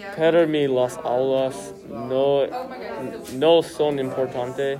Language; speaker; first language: Spanish; non-native, learner; English